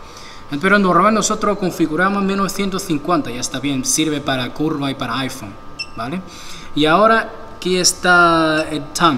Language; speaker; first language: Spanish; non-native, fluent; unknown